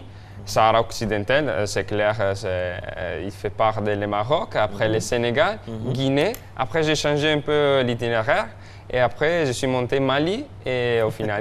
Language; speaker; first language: French; non-native, fluent; Italian